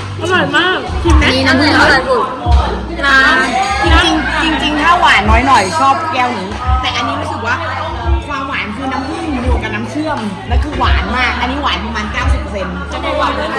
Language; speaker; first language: Thai; native; Thai